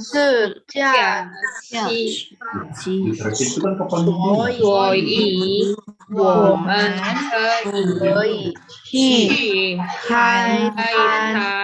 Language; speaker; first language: Chinese; non-native, learner; Indonesian